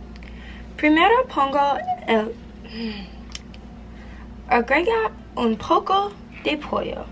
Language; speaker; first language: Spanish; non-native, learner; English